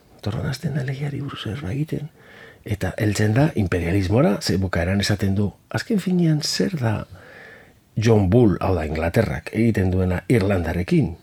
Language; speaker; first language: Basque; native; Basque